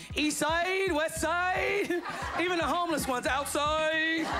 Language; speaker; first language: English; native; English